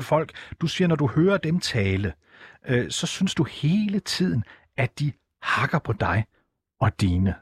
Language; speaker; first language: Danish; native; Danish